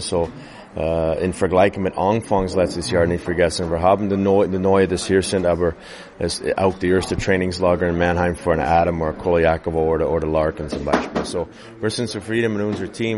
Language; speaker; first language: German; non-native, fluent; English